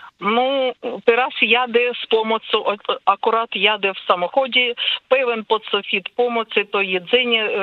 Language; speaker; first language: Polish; non-native, learner; Ukrainian